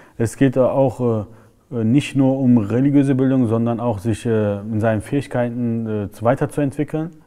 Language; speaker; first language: German; early bilingual, other home language; Turkish